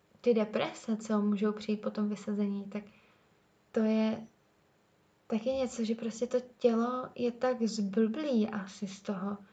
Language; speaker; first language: Czech; native; Czech